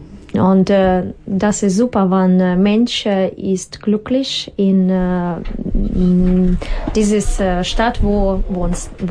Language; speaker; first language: German; non-native, learner; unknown